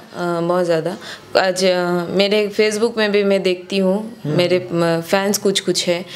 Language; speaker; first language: Hindi; non-native, local second language; Bangla